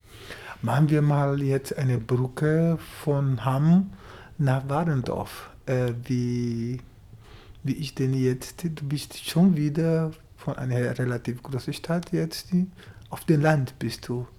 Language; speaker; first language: German; non-native, fluent; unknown